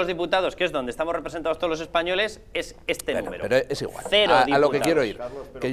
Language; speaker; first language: Spanish; native; Spanish